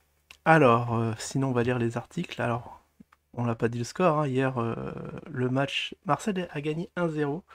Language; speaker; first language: French; native; French